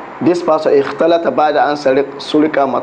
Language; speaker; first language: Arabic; non-native, fluent; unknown